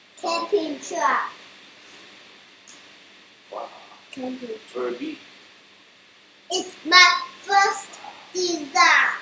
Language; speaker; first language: English; non-native, learner; Chinese